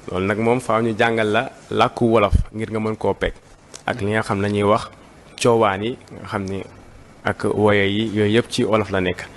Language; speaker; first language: Wolof; early bilingual, heritage; Wolof